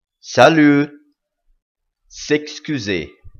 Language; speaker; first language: French; non-native, fluent; Portuguese